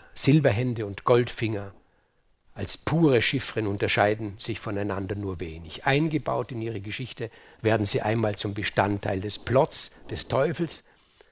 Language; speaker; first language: German; native; German